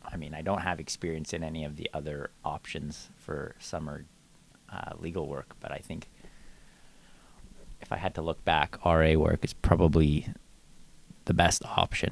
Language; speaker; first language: English; native; English